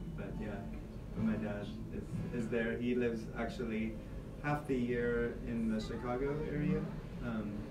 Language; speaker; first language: English; native; English